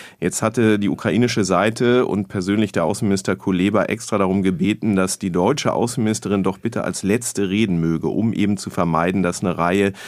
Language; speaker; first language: German; native; German